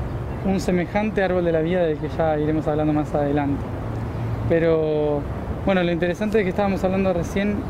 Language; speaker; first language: Spanish; native; Spanish